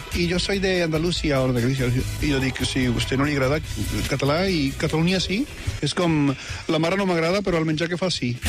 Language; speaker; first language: Catalan; non-native, fluent; Punjabi